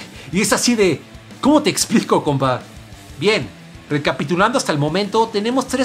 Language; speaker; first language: Spanish; native; Spanish